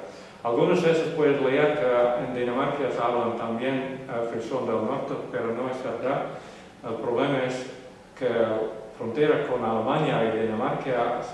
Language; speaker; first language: Spanish; non-native, learner; Western Frisian